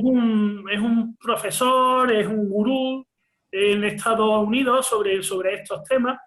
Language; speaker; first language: Spanish; native; Spanish